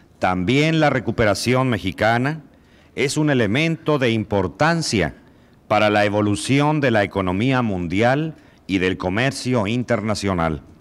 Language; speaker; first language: Spanish; native; Spanish